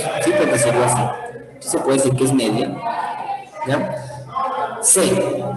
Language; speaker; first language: Spanish; native; Spanish